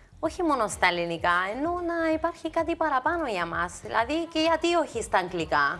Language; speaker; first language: Greek; early bilingual, heritage; Greek